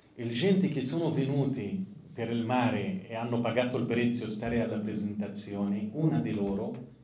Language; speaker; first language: Italian; non-native, fluent; Arabic